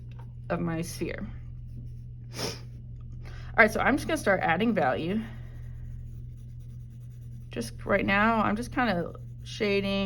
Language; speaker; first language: English; native; English